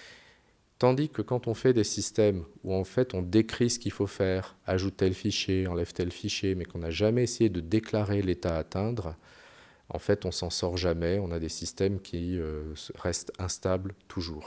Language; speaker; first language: French; native; French